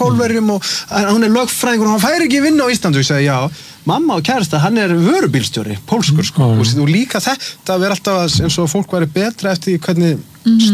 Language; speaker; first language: Icelandic; native; Icelandic